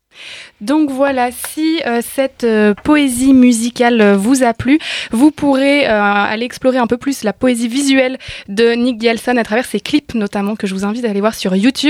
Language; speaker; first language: French; native; French